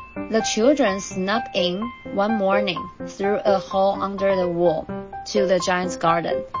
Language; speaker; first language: English; non-native, fluent; Chinese